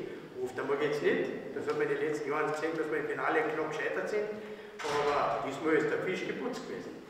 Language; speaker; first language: German; native; German